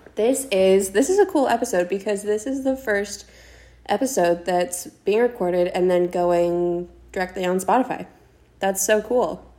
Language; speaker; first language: English; native; English